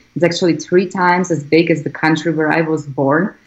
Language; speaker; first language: English; non-native, fluent; Slovak